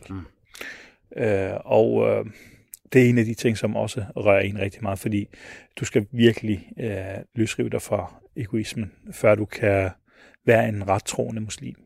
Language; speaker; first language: Danish; early bilingual, other home language; Arabic